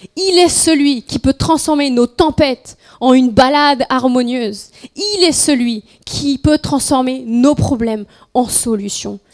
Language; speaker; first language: French; non-native, fluent; Spanish